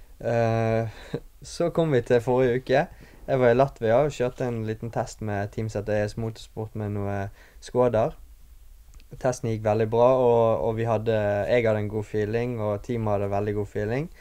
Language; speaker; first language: Norwegian; native; Norwegian